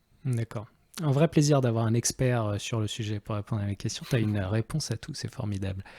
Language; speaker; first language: French; native; French